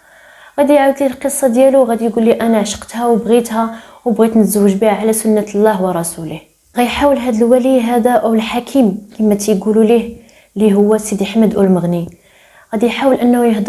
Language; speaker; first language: Arabic; native; Arabic